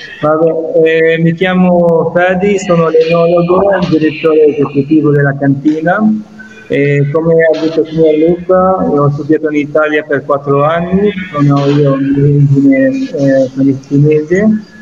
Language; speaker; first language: Italian; non-native, fluent; Arabic